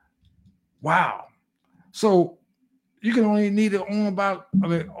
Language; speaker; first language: English; native; English